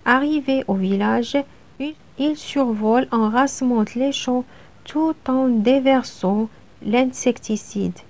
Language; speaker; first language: French; non-native, local second language; Arabic